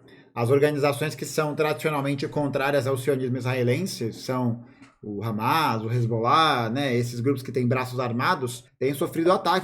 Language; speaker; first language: Portuguese; native; Portuguese